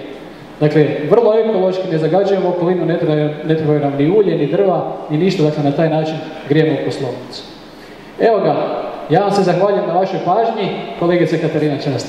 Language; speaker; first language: Croatian; native; Croatian